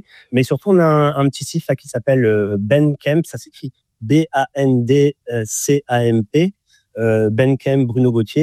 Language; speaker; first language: French; native; French